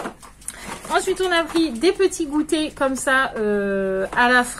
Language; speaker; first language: French; native; French